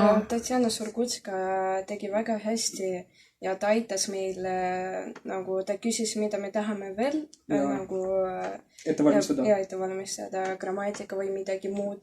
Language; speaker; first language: Estonian; non-native, learner; Russian